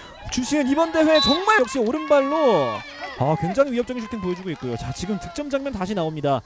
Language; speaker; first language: Korean; native; Korean